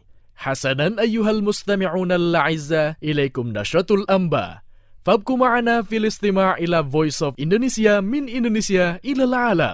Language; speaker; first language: Arabic; non-native, fluent; Indonesian